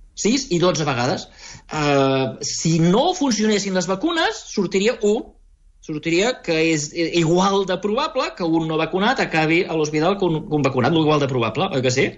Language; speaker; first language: Catalan; native; Catalan